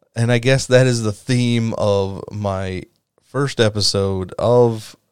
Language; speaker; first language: English; native; English